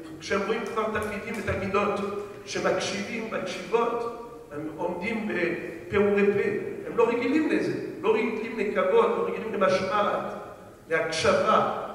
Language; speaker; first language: Hebrew; non-native, fluent; French